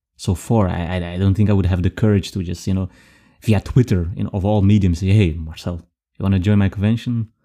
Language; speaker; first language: English; non-native, fluent; Dutch